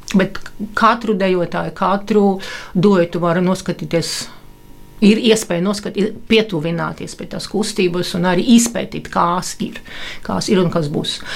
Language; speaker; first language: Latvian; non-native, local second language; Russian